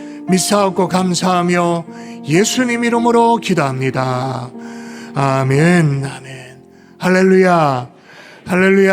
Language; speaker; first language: Korean; native; Korean